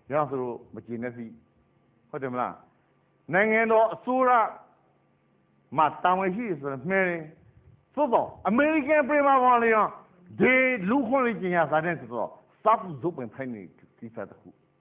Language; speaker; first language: Burmese; native; Burmese